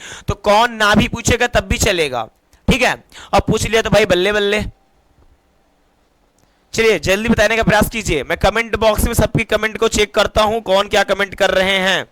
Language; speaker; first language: Hindi; native; Hindi